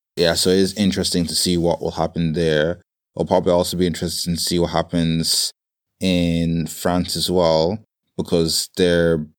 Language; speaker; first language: English; native; English